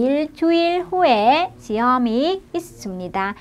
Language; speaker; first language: Korean; non-native, fluent; Vietnamese